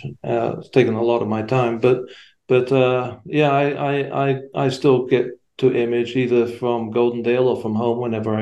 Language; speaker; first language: English; native; English